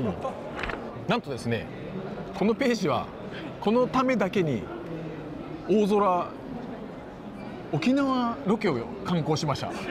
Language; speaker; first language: Japanese; native; Japanese